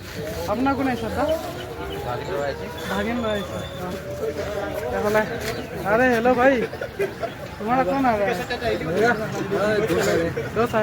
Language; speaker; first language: Hindi; non-native, local second language; Assamese